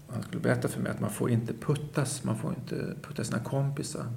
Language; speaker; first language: Swedish; native; Swedish